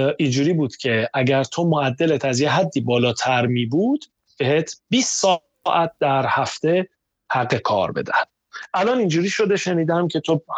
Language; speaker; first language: Persian; native; Persian